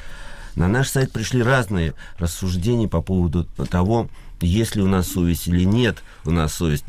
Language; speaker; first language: Russian; native; Russian